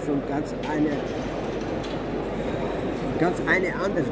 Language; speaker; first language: German; non-native, learner; Albanian